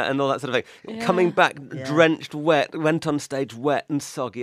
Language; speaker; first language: English; native; English